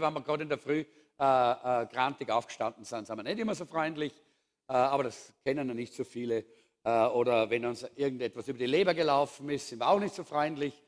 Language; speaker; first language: German; native; German